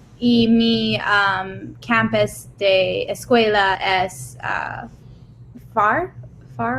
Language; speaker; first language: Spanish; non-native, learner; English